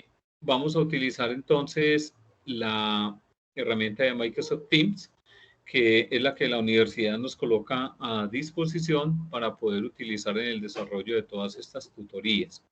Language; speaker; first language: Spanish; native; Spanish